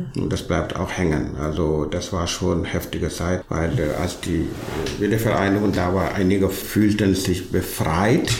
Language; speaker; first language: German; non-native, fluent; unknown